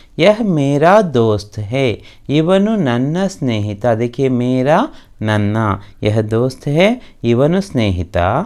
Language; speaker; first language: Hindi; non-native, local second language; Kannada